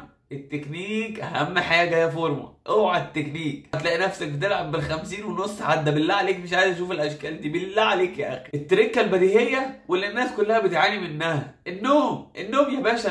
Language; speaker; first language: Arabic; native; Arabic